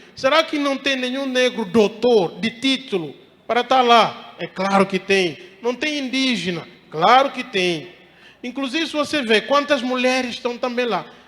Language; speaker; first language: Portuguese; non-native, local second language; Upper Guinea Crioulo